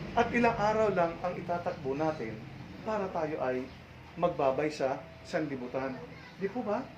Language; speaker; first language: Filipino; non-native, local second language; Cebuano